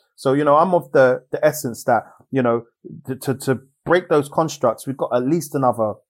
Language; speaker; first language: English; native; English